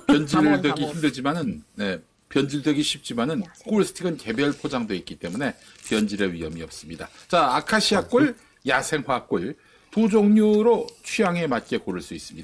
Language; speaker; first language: Korean; native; Korean